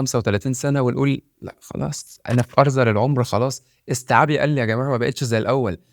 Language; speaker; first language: Arabic; native; Arabic